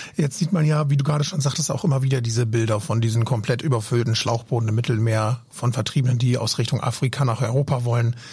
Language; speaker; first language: German; native; German